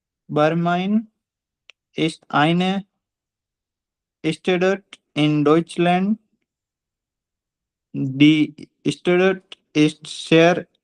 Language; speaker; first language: German; non-native, learner; Hindi